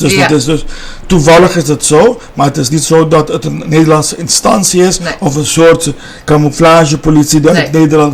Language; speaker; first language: Dutch; non-native, local second language; Papiamento